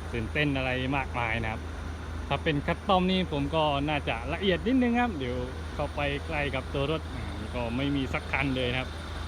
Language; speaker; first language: Thai; non-native, local second language; Pattani Malay